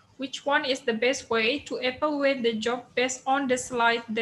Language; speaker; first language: English; non-native, fluent; Indonesian